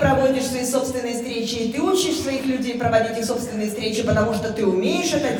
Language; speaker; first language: Russian; native; Russian